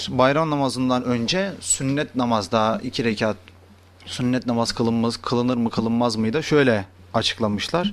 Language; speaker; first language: Turkish; native; Turkish